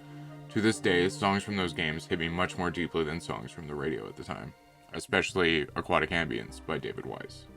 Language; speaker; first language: English; native; English